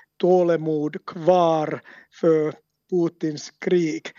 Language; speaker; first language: Swedish; non-native, local second language; Finnish